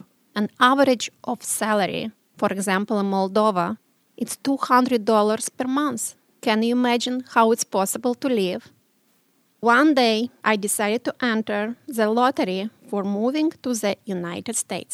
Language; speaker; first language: English; non-native, learner; Romanian